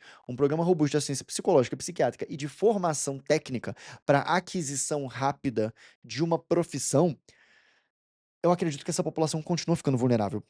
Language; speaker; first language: Portuguese; native; Portuguese